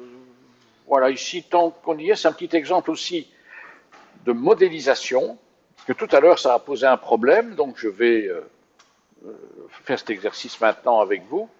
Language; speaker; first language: French; native; French